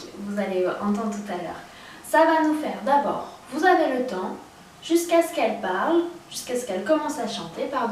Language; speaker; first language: French; native; French